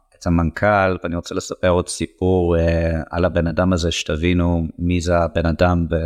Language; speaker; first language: Hebrew; non-native, fluent; English